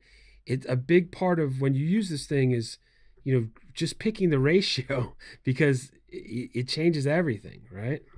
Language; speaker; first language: English; native; English